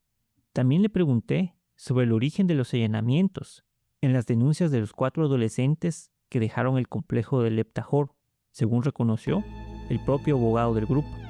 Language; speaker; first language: Spanish; native; Spanish